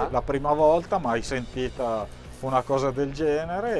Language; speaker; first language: Italian; native; Italian